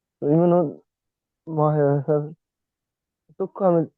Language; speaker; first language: Korean; non-native, learner; Bangla